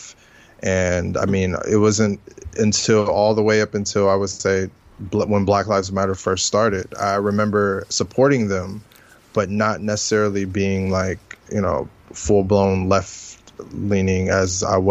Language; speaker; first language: English; native; English